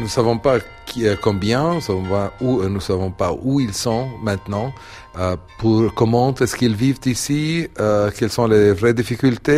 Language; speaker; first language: French; non-native, fluent; Arabic